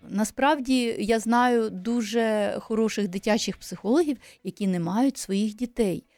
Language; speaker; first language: Ukrainian; native; Ukrainian